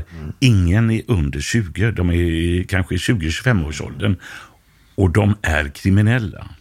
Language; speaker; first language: Swedish; native; Swedish